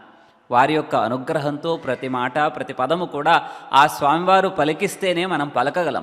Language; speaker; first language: Telugu; native; Telugu